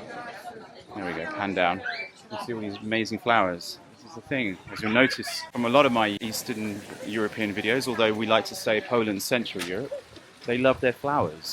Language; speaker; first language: English; native; English